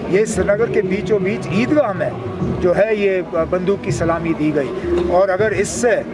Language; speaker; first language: Hindi; non-native, local second language; Kashmiri